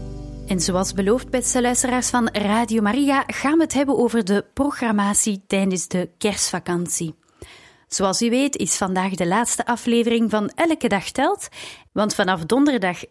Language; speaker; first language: Dutch; native; Dutch